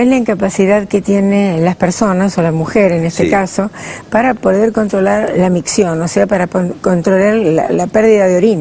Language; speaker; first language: Spanish; native; Spanish